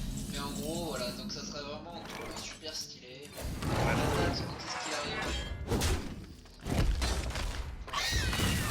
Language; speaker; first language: French; native; French